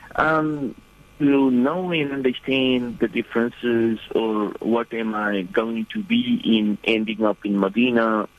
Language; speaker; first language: English; non-native, fluent; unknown